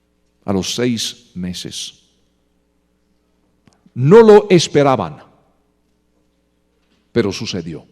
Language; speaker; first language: Spanish; non-native, fluent; English